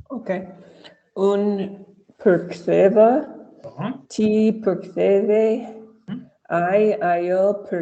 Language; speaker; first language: Albanian; non-native, learner; English